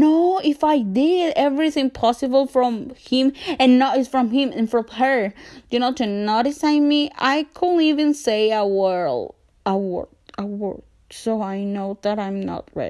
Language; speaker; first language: English; non-native, learner; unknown